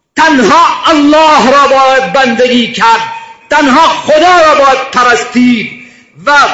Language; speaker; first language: Persian; non-native, local second language; Baluchi